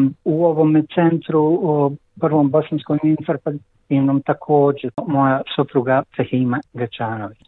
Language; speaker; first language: Croatian; native; Croatian